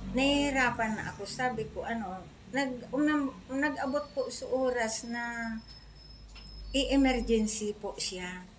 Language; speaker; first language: Filipino; non-native, local second language; Bikol